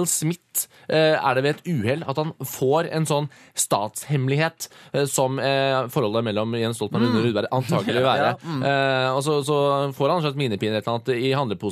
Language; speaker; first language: Norwegian; native; Norwegian